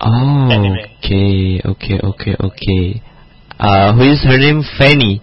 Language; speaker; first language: English; non-native, learner; Indonesian